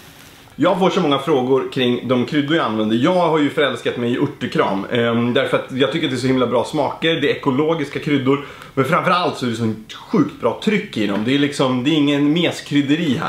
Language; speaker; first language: Swedish; native; Swedish